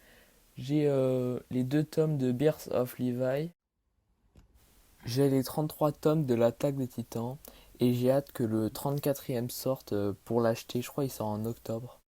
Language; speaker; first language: French; native; French